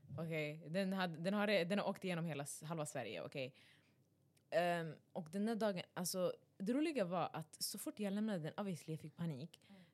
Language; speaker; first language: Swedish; early bilingual, other home language; Arabic